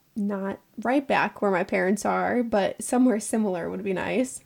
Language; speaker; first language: English; native; English